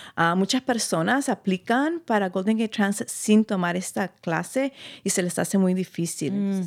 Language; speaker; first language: Spanish; native; Spanish